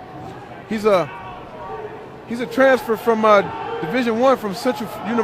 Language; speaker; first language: English; native; English